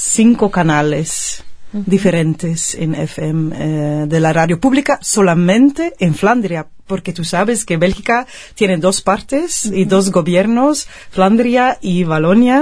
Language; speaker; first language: Spanish; non-native, fluent; Dutch